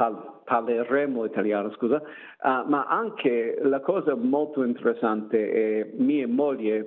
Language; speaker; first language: Italian; non-native, learner; English